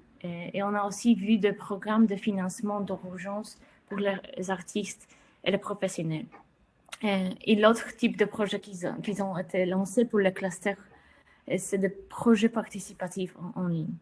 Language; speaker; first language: French; non-native, fluent; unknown